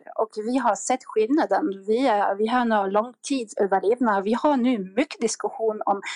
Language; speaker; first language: Swedish; non-native, fluent; German